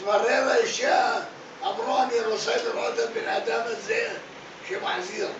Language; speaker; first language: Hebrew; non-native, learner; Arabic